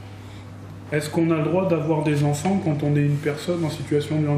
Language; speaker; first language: French; native; French